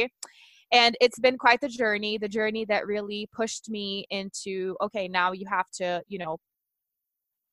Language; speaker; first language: English; non-native, fluent; Portuguese